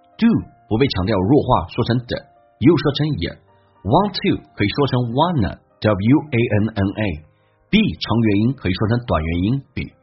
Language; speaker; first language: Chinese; native; Chinese